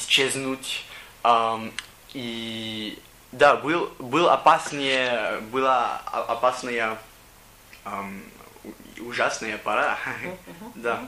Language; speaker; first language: Russian; non-native, learner; English